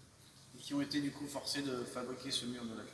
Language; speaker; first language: French; native; French